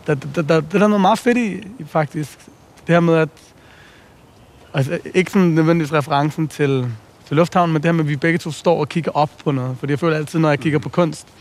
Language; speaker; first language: Danish; early bilingual, other home language; Persian